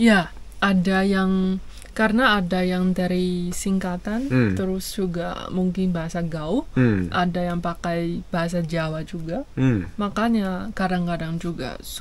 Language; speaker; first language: Indonesian; non-native, fluent; Chinese